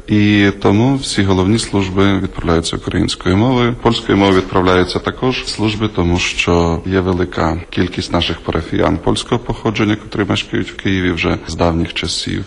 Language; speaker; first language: Ukrainian; native; Ukrainian